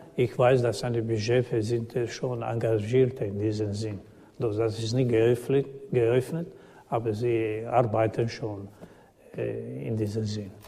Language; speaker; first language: German; non-native, learner; Croatian